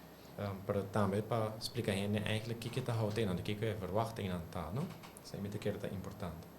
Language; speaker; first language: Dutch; non-native, local second language; Papiamento